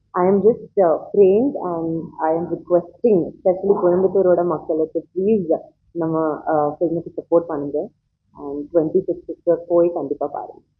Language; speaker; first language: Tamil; non-native, learner; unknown